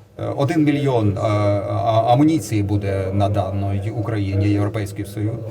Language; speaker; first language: Ukrainian; non-native, learner; Lithuanian